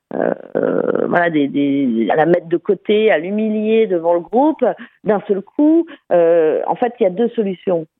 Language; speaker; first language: French; native; French